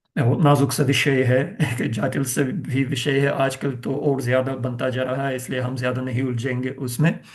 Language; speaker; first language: Hindi; non-native, fluent; Ukrainian